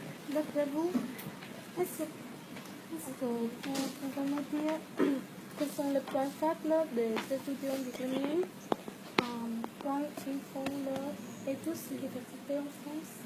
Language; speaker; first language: French; non-native, learner; Vietnamese